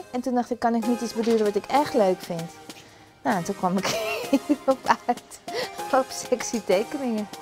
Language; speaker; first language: Dutch; native; Dutch